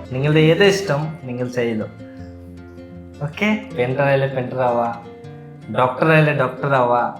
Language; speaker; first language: Malayalam; non-native, learner; Bangla